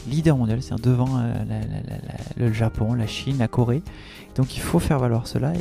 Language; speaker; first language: French; native; French